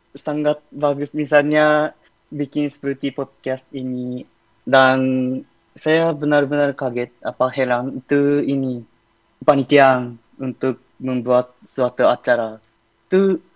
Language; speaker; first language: Indonesian; non-native, fluent; Japanese